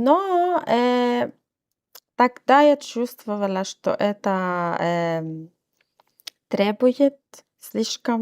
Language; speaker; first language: Russian; non-native, learner; Arabic